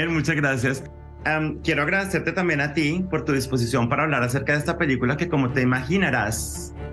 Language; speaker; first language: Spanish; native; Spanish